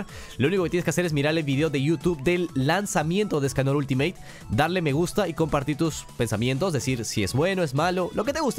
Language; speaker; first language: Spanish; native; Spanish